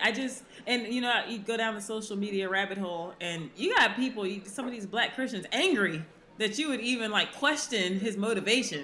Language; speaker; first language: English; native; English